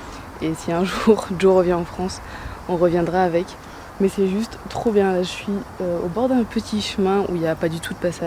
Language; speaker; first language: French; native; French